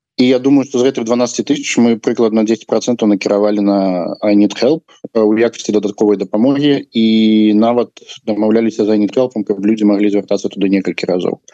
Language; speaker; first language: Belarusian; non-native, local second language; Russian